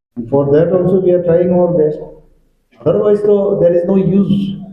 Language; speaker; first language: English; non-native, local second language; Bangla